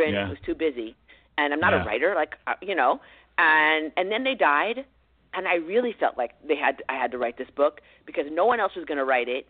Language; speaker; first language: English; native; English